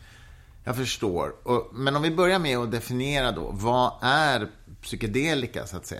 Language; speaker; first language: Swedish; native; Swedish